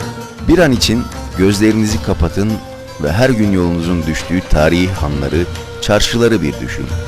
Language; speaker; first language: Turkish; native; Turkish